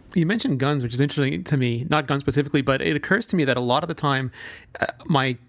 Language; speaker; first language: English; native; English